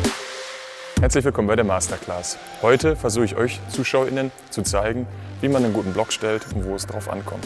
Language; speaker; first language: German; native; German